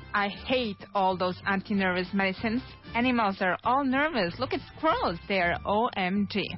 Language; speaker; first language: English; non-native, fluent; Serbian